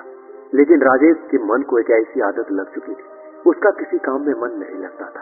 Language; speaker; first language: Hindi; native; Hindi